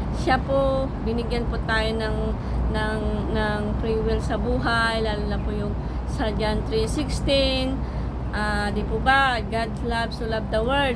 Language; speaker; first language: Filipino; non-native, local second language; Iloko